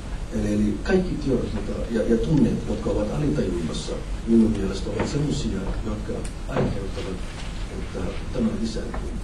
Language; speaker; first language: Finnish; non-native, fluent; Somali